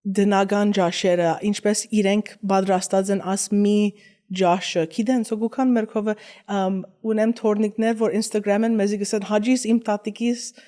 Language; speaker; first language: Armenian; early bilingual, heritage; Armenian